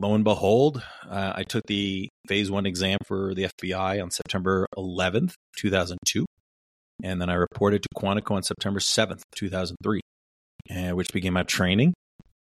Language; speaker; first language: English; early bilingual, other home language; Spanish